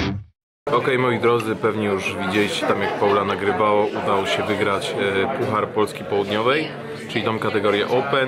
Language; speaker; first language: Polish; native; Polish